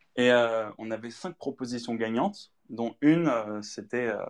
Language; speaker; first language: French; native; French